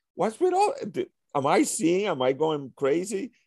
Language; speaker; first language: English; early bilingual, other home language; Spanish